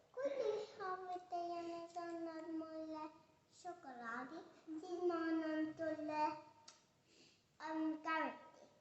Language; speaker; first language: Estonian; early bilingual, heritage; Estonian